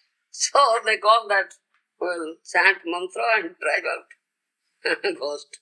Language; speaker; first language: English; non-native, local second language; Odia